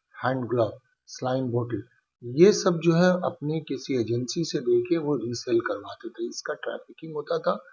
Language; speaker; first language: Hindi; non-native, local second language; Bangla